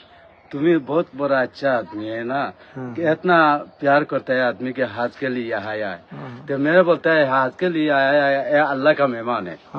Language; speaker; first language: Hindi; non-native, learner; Bangla